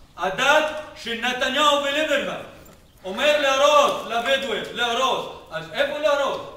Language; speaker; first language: Hebrew; non-native, local second language; Arabic